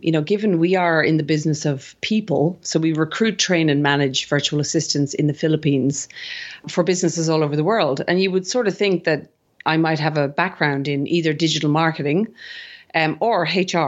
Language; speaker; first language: English; native; English